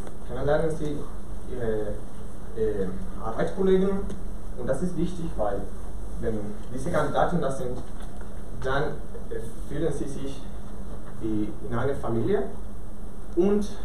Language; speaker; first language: German; non-native, learner; Spanish